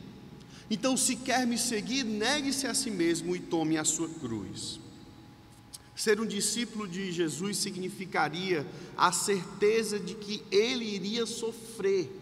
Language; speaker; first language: Portuguese; native; Portuguese